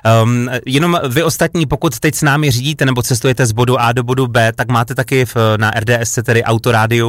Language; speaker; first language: Czech; native; Czech